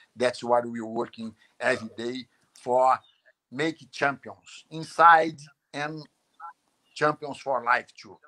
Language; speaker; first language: English; non-native, learner; Portuguese